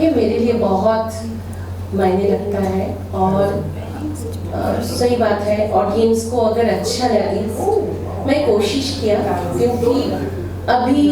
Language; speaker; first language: Hindi; non-native, local second language; Bangla